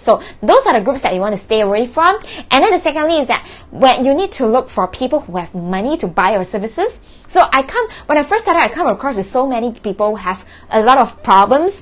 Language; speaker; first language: English; non-native, local second language; Chinese